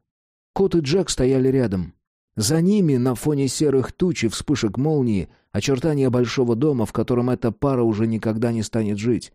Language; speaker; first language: Russian; native; Russian